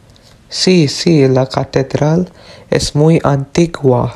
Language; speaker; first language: Spanish; non-native, learner; English